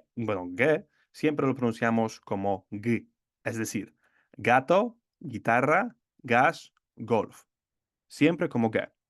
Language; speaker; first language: Spanish; non-native, fluent; Polish